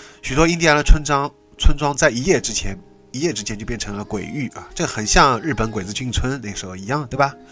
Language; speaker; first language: Chinese; native; Chinese